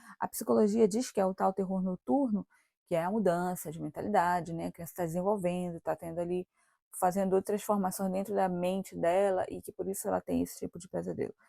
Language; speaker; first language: Portuguese; native; Portuguese